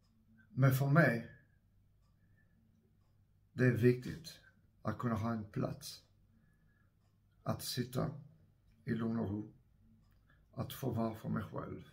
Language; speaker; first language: Swedish; non-native, fluent; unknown